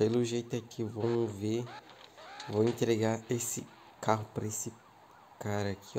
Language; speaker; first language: Portuguese; native; Portuguese